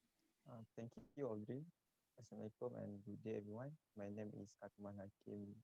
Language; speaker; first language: English; non-native, learner; Malay